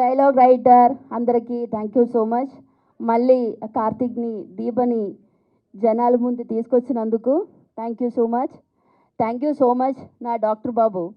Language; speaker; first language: Telugu; non-native, fluent; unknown